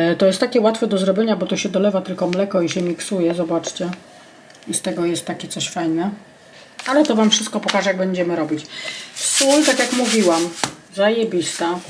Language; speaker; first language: Polish; native; Polish